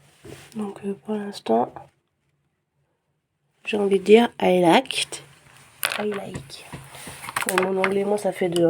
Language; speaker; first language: French; native; French